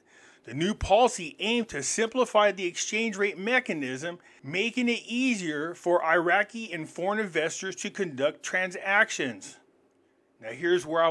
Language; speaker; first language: English; native; English